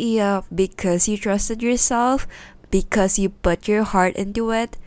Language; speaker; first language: English; non-native, local second language; Filipino